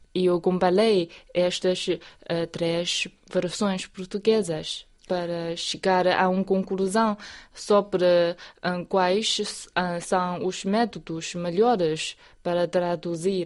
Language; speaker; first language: Portuguese; non-native, fluent; Chinese